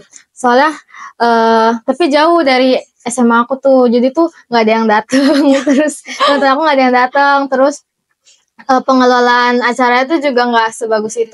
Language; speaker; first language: Indonesian; native; Indonesian